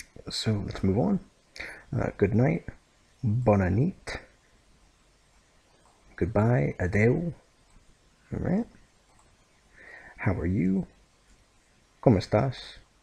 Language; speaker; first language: English; native; English